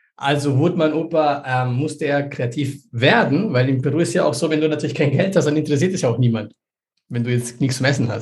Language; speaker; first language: German; early bilingual, other home language; Spanish